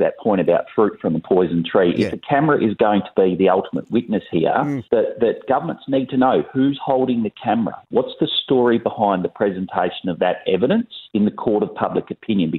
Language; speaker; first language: English; native; English